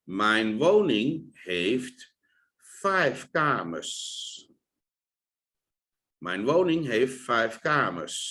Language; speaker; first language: Dutch; non-native, fluent; Thai